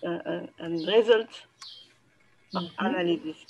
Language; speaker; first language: English; non-native, learner; French